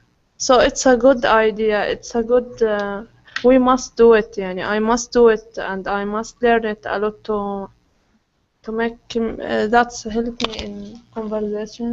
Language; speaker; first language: English; non-native, learner; Arabic